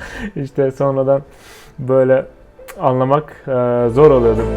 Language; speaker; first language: Turkish; non-native, fluent; Kyrgyz